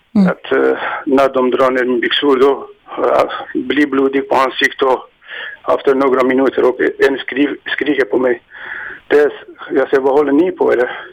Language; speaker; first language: Swedish; non-native, learner; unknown